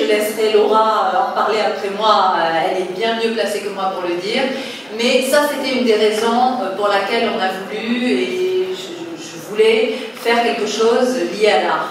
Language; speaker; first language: French; native; French